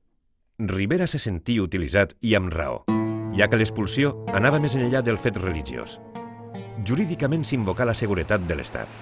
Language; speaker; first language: Catalan; native; Catalan